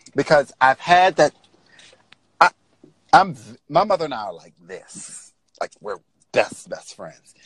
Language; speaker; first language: English; native; English